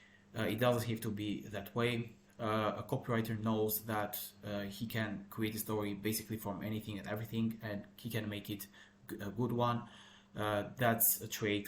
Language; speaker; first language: English; non-native, fluent; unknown